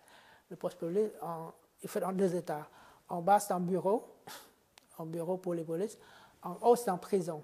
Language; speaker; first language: French; non-native, fluent; Khmer